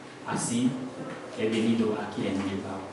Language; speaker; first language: Spanish; non-native, learner; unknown